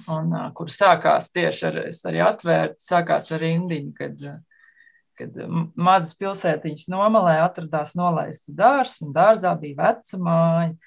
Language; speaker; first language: Latvian; native; Latvian